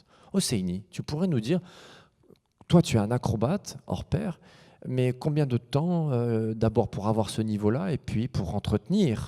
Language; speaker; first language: French; native; French